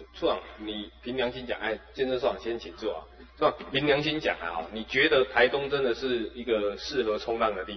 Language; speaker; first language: Chinese; native; Chinese